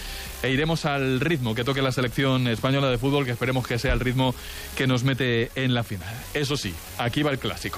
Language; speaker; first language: Spanish; native; Spanish